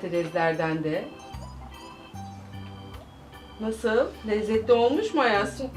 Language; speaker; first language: Turkish; native; Turkish